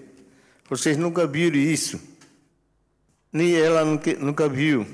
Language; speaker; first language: Portuguese; non-native, local second language; Yanomámi